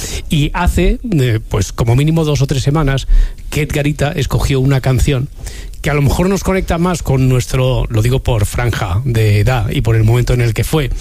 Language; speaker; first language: Spanish; native; Spanish